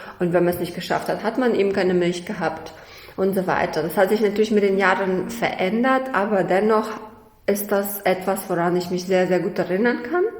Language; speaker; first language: German; early bilingual, other home language; Russian